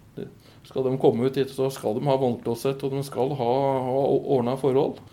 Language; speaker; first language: Norwegian; native; Norwegian